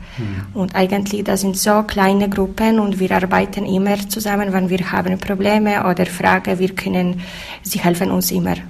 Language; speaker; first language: German; non-native, learner; Polish